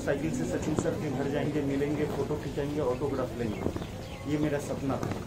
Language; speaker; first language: Hindi; native; Hindi